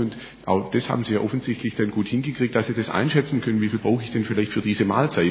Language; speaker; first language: German; native; German